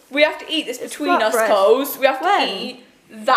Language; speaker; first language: English; native; English